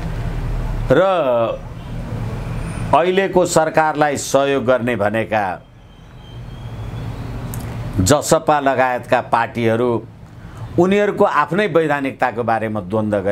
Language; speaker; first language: Nepali; native; Nepali